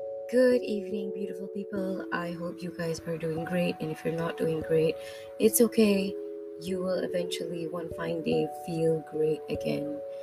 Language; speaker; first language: English; non-native, local second language; Malay